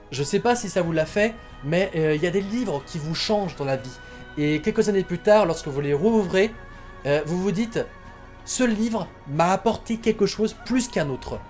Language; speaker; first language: French; native; French